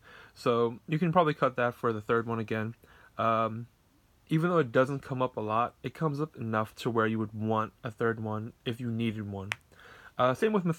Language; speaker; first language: English; native; English